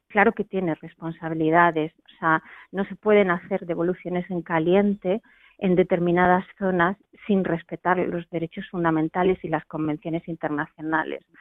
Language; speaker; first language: Spanish; native; Spanish